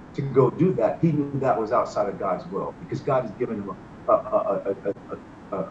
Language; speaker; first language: English; native; English